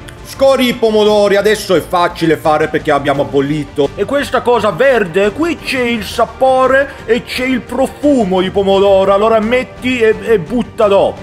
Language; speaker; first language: Italian; non-native, learner; Swedish